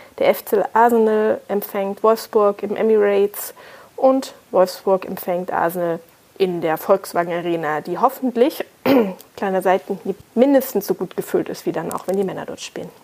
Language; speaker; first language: German; native; German